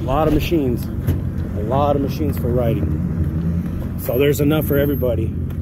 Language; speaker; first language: English; early bilingual, other home language; Spanish